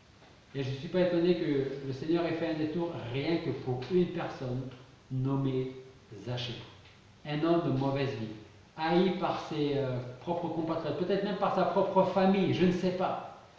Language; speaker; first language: French; native; French